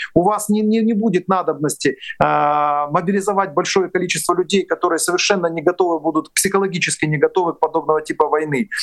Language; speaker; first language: Russian; non-native, local second language; Ukrainian